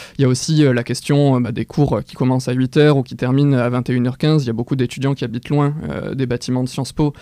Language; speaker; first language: French; native; French